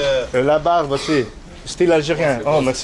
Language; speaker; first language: French; non-native, learner; Spanish